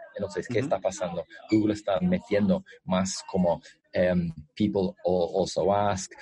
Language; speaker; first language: Spanish; non-native, fluent; English